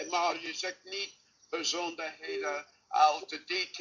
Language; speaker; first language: Dutch; non-native, learner; English